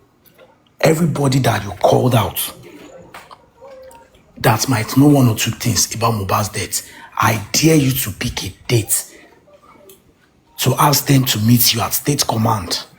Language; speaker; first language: English; non-native, local second language; Yoruba